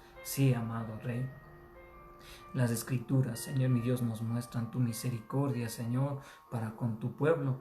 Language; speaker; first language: Spanish; native; Spanish